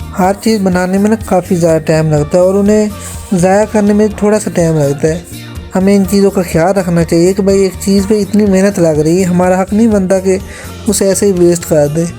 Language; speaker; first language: Urdu; non-native, local second language; Punjabi